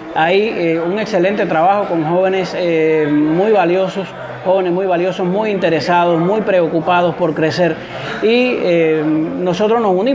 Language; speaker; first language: Spanish; native; Spanish